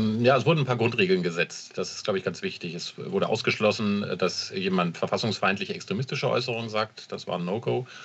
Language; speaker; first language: German; native; German